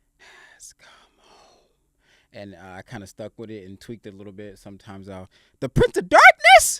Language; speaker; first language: English; native; English